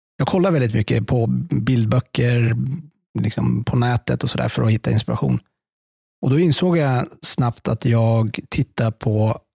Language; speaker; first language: Swedish; early bilingual, other home language; Persian